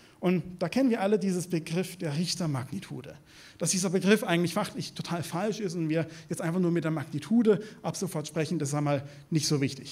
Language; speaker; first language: German; native; German